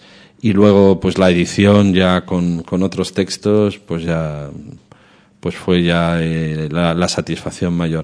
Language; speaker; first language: Spanish; native; Spanish